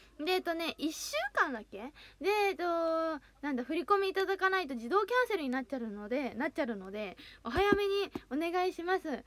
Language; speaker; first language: Japanese; native; Japanese